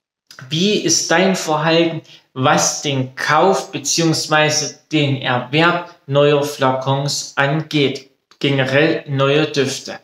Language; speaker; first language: German; native; German